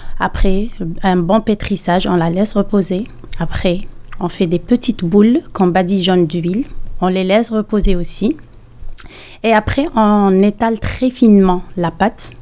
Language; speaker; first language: French; non-native, local second language; Arabic